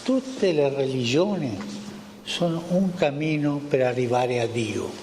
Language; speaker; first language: Italian; non-native, fluent; Spanish